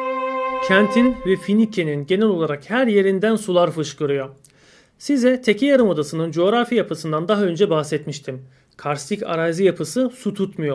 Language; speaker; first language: Turkish; native; Turkish